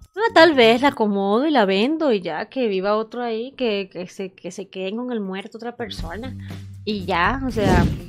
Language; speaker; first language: Spanish; native; Spanish